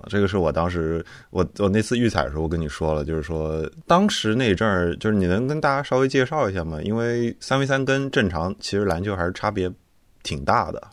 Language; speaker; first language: Chinese; native; Chinese